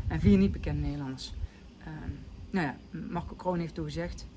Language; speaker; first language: Dutch; native; Dutch